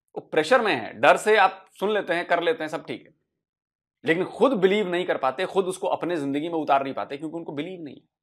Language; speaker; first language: Hindi; native; Hindi